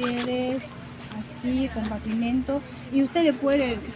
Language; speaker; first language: Spanish; non-native, learner; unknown